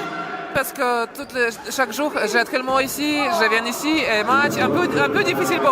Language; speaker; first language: French; non-native, learner; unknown